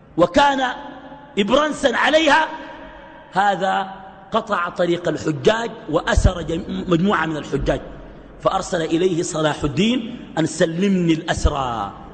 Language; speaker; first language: Arabic; native; Arabic